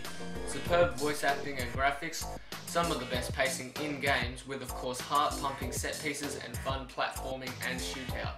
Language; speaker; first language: English; native; English